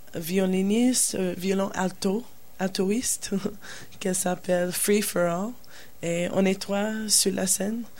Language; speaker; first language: French; non-native, learner; English